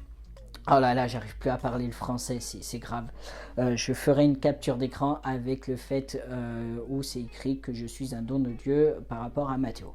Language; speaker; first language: French; native; French